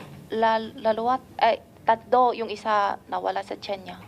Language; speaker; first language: Filipino; non-native, learner; Chinese